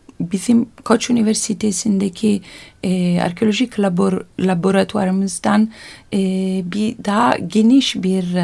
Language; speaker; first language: Turkish; non-native, learner; Italian